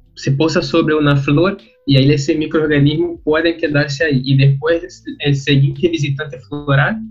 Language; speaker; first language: Spanish; non-native, learner; Portuguese